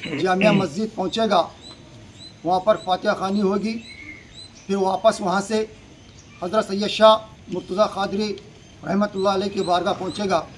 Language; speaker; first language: Urdu; native; Urdu